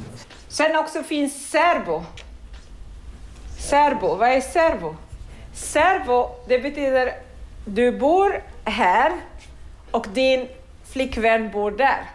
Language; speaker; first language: Swedish; non-native, fluent; Arabic